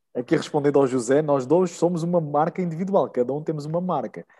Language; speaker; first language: Portuguese; native; Portuguese